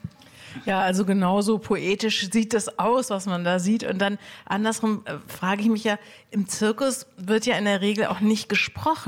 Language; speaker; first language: German; native; German